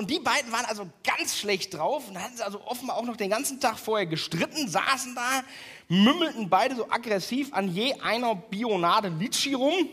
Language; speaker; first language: German; native; German